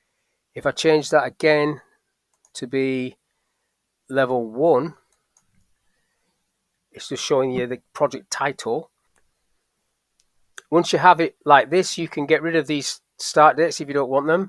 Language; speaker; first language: English; native; English